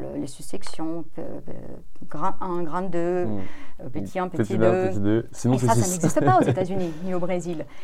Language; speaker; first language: French; non-native, fluent; Portuguese